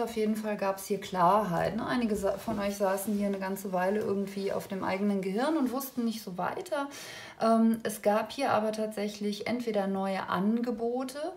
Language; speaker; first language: German; native; German